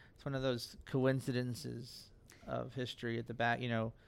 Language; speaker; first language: English; native; English